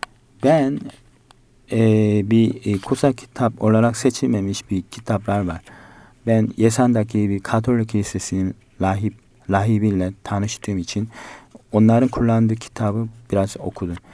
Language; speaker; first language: Turkish; non-native, learner; Korean